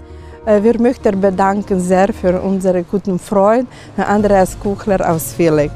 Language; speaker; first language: German; non-native, local second language; Ukrainian